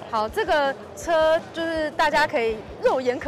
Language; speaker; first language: Chinese; native; Chinese